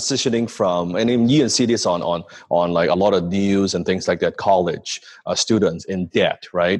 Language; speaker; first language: English; non-native, local second language; Cantonese